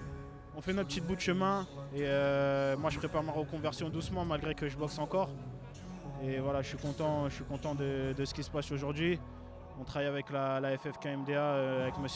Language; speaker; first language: French; native; French